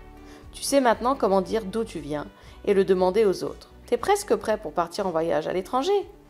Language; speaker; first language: French; non-native, fluent; English